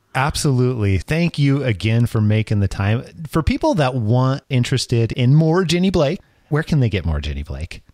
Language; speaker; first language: English; native; English